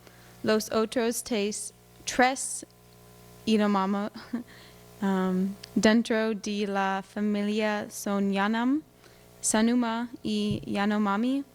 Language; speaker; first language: Spanish; non-native, learner; English